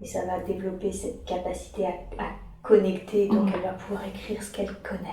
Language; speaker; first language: French; native; French